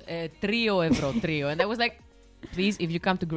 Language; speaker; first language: English; non-native, fluent; Greek